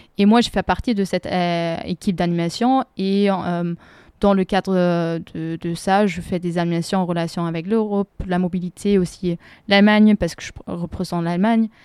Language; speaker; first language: French; non-native, fluent; German